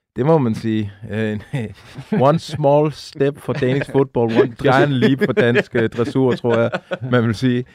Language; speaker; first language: Danish; native; Danish